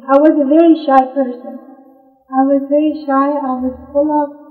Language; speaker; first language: English; non-native, fluent; Persian